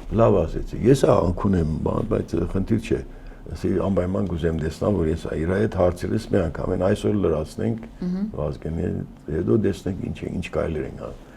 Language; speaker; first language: Armenian; early bilingual, heritage; Armenian